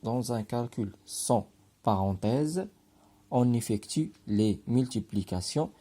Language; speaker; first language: French; non-native, local second language; Arabic